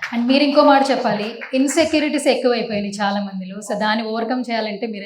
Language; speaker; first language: Telugu; native; Telugu